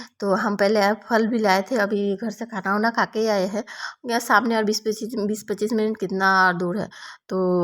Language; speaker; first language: Hindi; non-native, local second language; Bangla